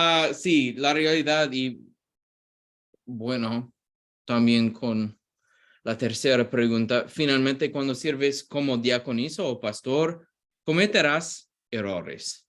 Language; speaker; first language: Spanish; non-native, fluent; English